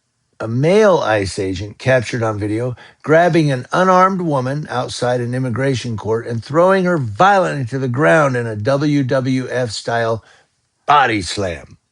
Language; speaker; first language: English; native; English